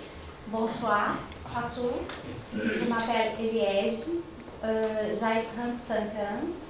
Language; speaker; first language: French; non-native, learner; Portuguese